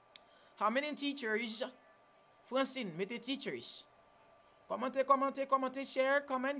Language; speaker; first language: English; non-native, fluent; Haitian Creole